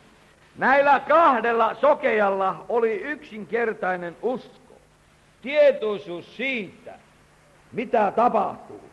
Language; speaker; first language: Finnish; native; Finnish